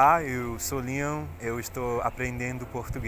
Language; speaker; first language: Portuguese; non-native, fluent; English